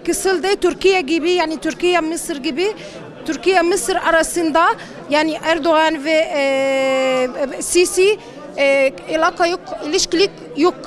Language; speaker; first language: Turkish; non-native, learner; Arabic